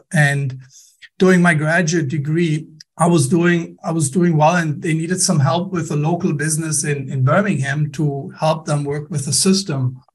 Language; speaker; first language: English; non-native, fluent; German